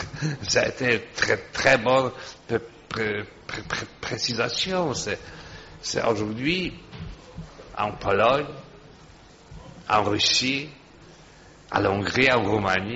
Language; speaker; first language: French; non-native, fluent; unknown